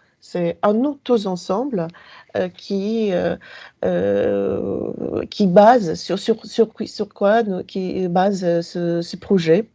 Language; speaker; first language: French; non-native, fluent; Polish